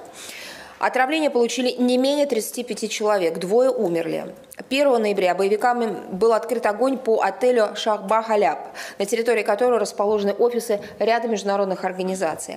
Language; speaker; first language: Russian; native; Russian